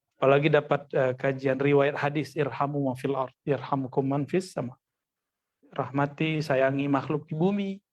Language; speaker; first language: Indonesian; non-native, local second language; Minangkabau